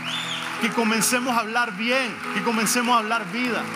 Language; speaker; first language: Spanish; native; Spanish